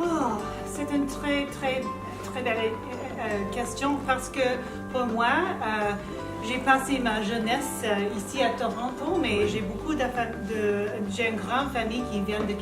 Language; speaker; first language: French; non-native, local second language; English